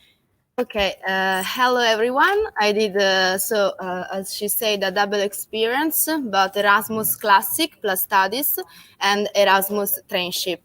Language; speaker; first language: English; non-native, fluent; Italian